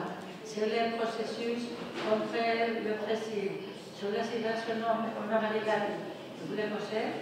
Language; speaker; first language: French; non-native, fluent; Spanish